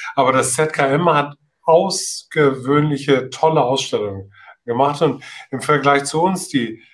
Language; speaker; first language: German; native; German